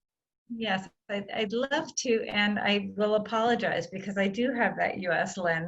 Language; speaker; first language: English; native; English